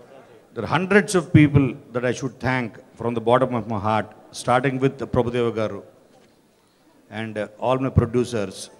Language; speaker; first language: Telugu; native; Telugu